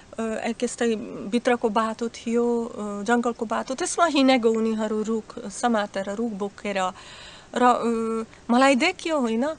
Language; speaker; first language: Nepali; non-native, learner; Slovak